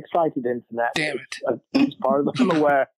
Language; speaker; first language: English; native; English